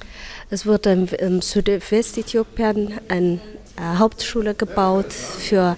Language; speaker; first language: German; non-native, fluent; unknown